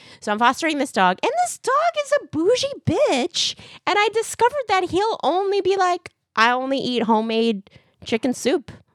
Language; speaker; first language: English; early bilingual, other home language; Korean